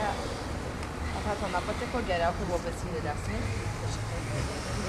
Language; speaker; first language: Lithuanian; early bilingual, heritage; English